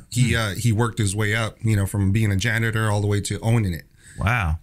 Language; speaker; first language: English; native; English